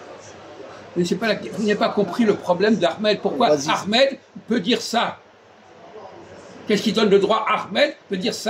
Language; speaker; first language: French; native; French